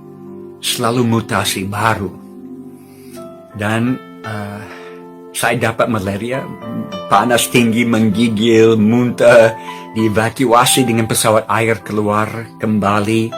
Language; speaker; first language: Indonesian; non-native, fluent; English